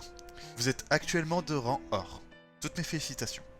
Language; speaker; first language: French; native; French